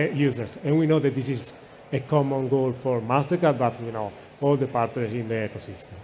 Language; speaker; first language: English; non-native, fluent; Italian